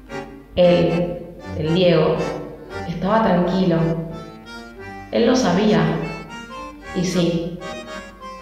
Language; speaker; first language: Spanish; native; Spanish